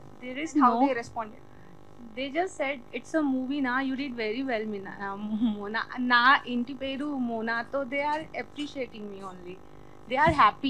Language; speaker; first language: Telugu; non-native, learner; Hindi